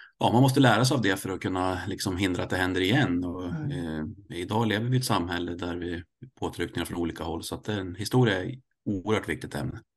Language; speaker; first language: Swedish; native; Swedish